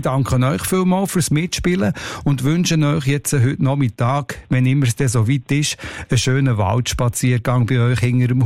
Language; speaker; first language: German; native; German